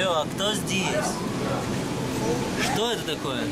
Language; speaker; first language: Russian; native; Russian